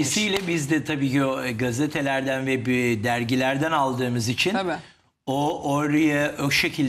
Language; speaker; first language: Turkish; native; Turkish